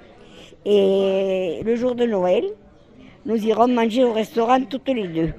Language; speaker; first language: French; native; French